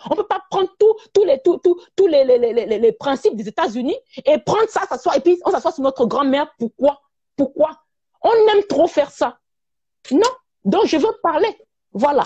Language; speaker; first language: French; native; French